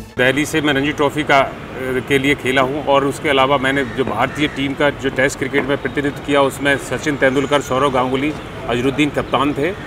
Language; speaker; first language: Hindi; native; Hindi